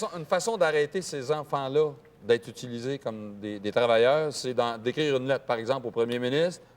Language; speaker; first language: French; native; French